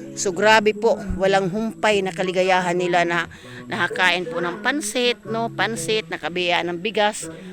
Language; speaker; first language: Filipino; non-native, local second language; Masbatenyo